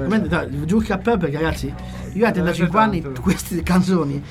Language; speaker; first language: Italian; native; Italian